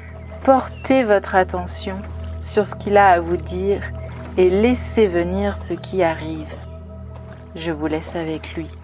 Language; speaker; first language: French; native; French